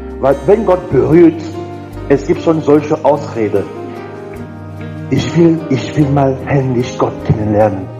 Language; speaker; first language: German; non-native, learner; French